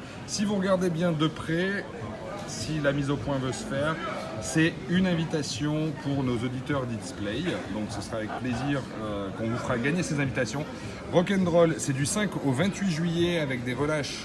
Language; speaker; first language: French; native; French